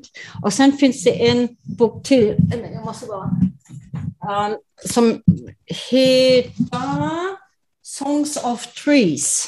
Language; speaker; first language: Swedish; non-native, fluent; German